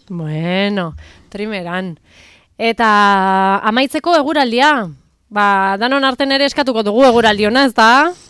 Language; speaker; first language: Basque; native; Basque